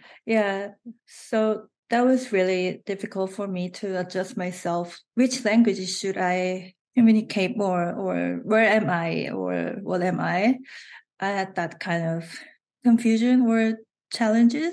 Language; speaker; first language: English; non-native, fluent; Korean